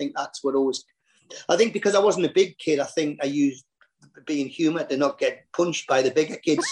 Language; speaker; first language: English; native; English